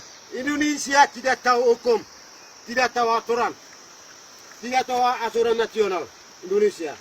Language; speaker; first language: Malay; non-native, local second language; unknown